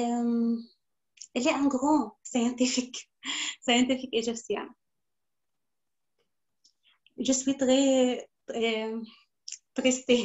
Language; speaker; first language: French; non-native, learner; Arabic